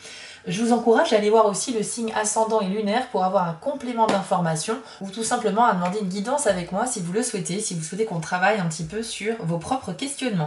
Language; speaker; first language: French; native; French